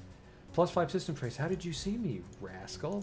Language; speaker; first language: English; native; English